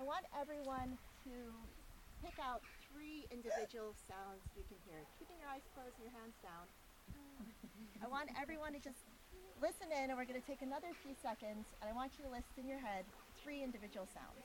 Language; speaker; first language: English; native; English